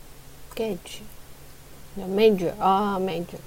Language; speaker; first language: English; non-native, learner; Chinese